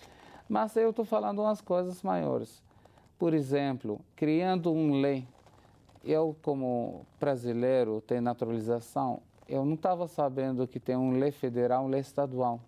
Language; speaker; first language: Portuguese; non-native, fluent; Arabic